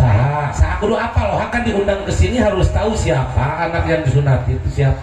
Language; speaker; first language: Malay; non-native, local second language; Sundanese